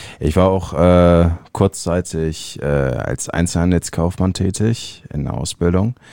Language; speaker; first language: German; early bilingual, other home language; Italian